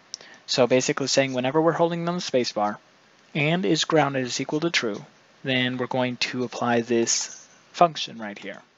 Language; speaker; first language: English; native; English